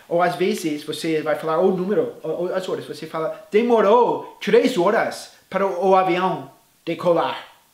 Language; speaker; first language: Portuguese; non-native, fluent; English